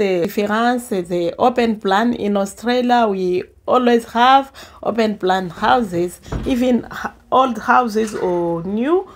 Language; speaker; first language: English; non-native, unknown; Swahili